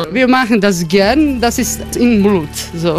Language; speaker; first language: German; non-native, learner; Croatian